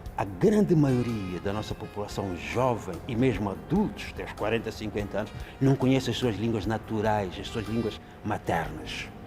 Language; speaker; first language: Portuguese; non-native, local second language; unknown